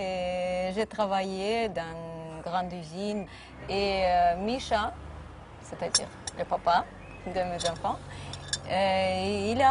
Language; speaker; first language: French; non-native, fluent; Russian